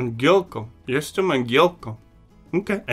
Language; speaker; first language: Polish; non-native, learner; German